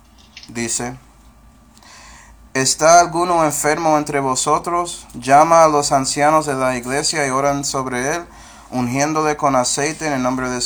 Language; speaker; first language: Spanish; non-native, fluent; English